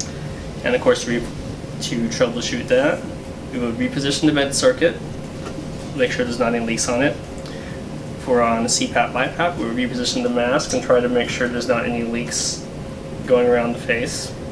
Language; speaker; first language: English; native; English